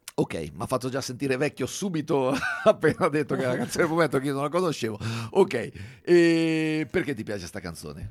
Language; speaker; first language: Italian; native; Italian